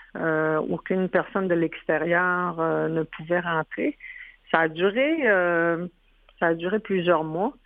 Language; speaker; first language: French; non-native, local second language; Innu-aimun